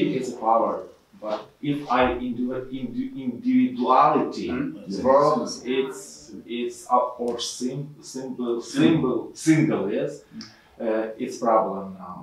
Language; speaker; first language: English; non-native, learner; Ukrainian